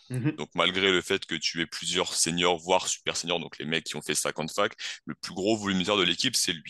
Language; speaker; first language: French; native; French